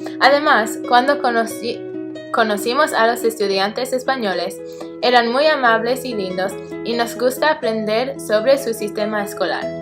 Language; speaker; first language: Spanish; non-native, learner; English